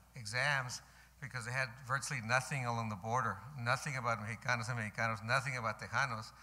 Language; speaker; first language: English; early bilingual, other home language; Spanish